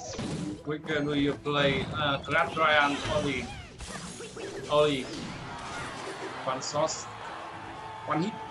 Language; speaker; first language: English; non-native, learner; Vietnamese